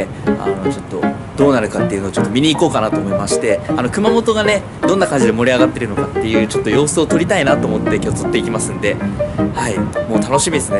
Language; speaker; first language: Japanese; native; Japanese